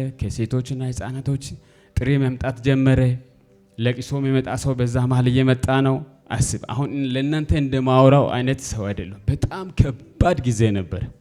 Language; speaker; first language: Amharic; native; Amharic